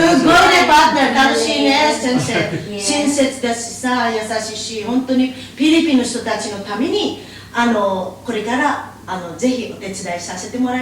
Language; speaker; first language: Japanese; non-native, learner; Filipino